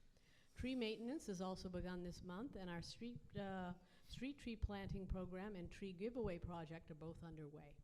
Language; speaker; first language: English; native; English